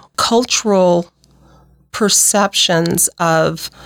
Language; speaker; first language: English; native; English